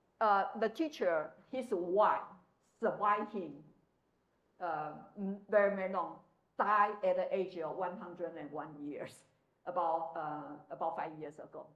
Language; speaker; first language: English; non-native, fluent; Chinese